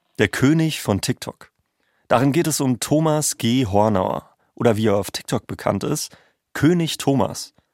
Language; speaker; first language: German; native; German